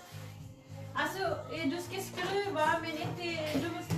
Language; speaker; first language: Swedish; non-native, learner; Cebuano